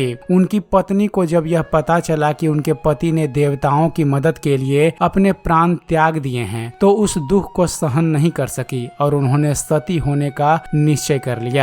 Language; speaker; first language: Hindi; native; Hindi